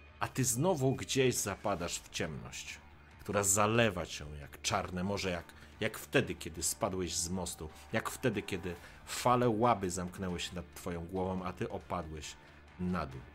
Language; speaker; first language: Polish; native; Polish